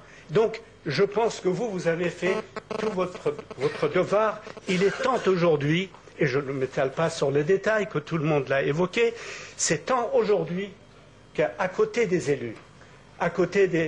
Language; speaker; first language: French; native; French